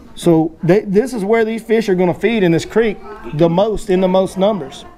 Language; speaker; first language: English; native; English